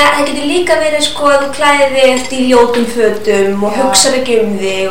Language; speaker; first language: Icelandic; native; Icelandic